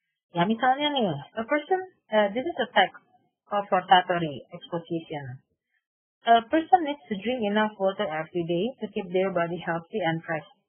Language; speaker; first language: English; non-native, fluent; Indonesian